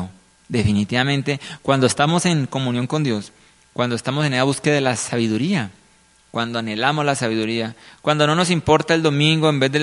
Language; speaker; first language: Spanish; native; Spanish